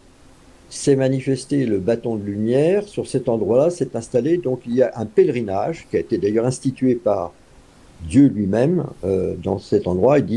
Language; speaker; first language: French; native; French